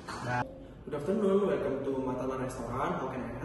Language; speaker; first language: English; non-native, learner; Indonesian